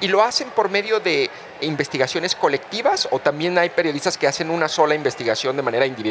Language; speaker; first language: Spanish; native; Spanish